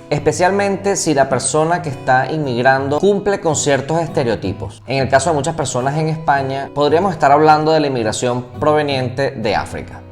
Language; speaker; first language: Spanish; native; Spanish